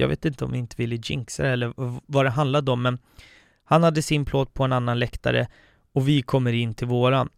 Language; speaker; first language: Swedish; native; Swedish